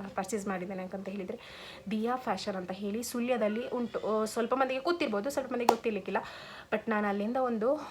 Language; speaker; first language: Kannada; non-native, local second language; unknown